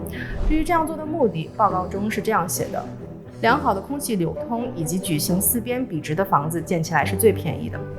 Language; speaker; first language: Chinese; native; Chinese